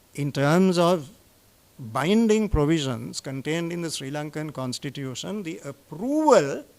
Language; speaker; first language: English; non-native, local second language; Sinhala